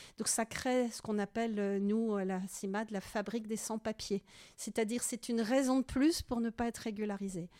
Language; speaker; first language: French; native; French